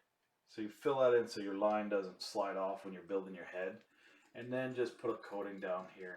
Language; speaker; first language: English; native; English